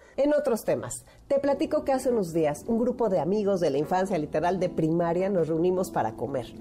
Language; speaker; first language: Spanish; native; Spanish